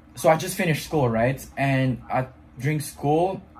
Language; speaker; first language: English; non-native, fluent; French